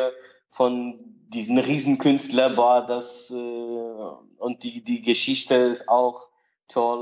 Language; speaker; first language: German; non-native, learner; Portuguese